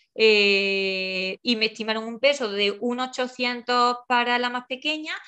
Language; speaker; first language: Spanish; native; Spanish